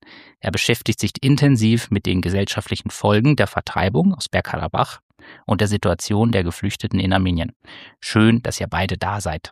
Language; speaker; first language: German; native; German